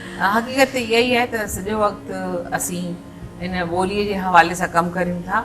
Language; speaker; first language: Sindhi; native; Sindhi